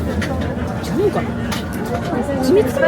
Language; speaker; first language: Japanese; native; Japanese